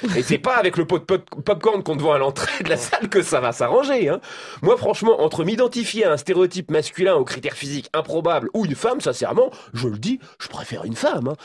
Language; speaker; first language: French; native; French